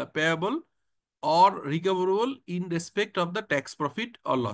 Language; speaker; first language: English; non-native, local second language; Bangla